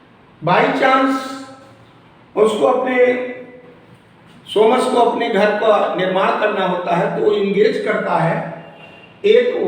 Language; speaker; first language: Hindi; native; Hindi